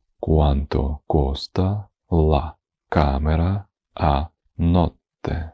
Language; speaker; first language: Italian; non-native, fluent; Ukrainian